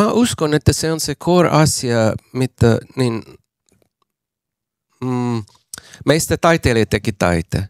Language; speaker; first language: Finnish; non-native, learner; English